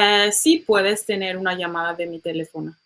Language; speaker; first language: Spanish; non-native, learner; English